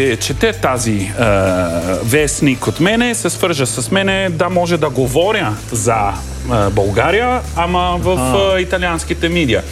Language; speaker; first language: Bulgarian; non-native, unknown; Italian